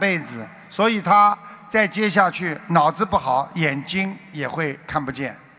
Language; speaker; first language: Chinese; native; Chinese